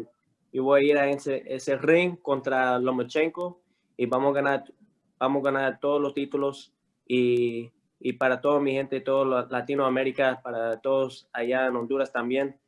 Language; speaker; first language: Spanish; early bilingual, heritage; Spanish